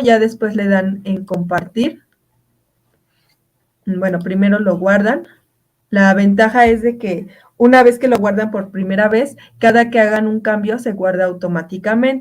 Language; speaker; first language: Spanish; native; Spanish